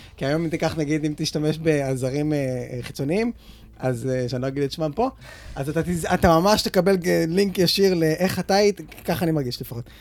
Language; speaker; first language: Hebrew; native; Hebrew